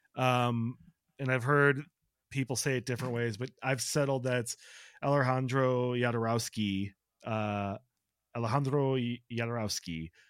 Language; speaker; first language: English; native; English